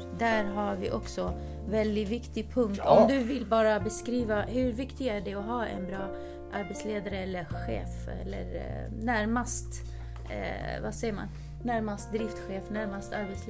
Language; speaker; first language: Swedish; non-native, fluent; Kurdish